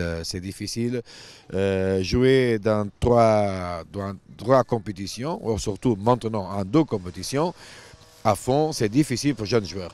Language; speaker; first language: French; non-native, fluent; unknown